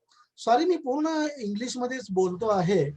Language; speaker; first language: Marathi; non-native, local second language; Kannada